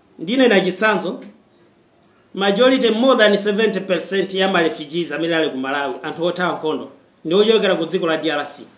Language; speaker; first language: Nyanja; non-native, fluent; Kinyarwanda